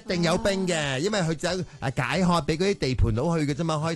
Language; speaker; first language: Cantonese; native; Cantonese